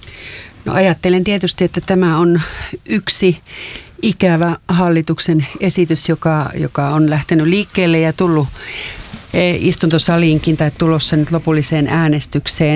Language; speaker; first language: Finnish; native; Finnish